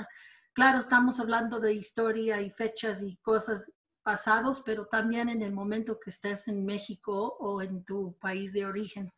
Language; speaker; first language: Spanish; early bilingual, other home language; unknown